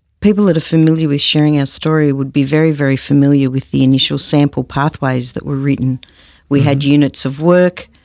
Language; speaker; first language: English; native; English